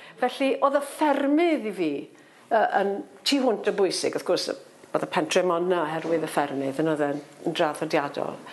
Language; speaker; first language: Welsh; non-native, local second language; English